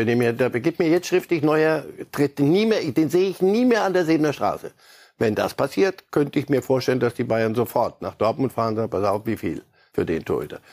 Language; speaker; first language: German; native; German